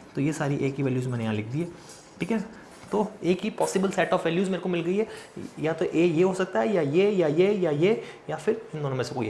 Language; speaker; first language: Hindi; native; Hindi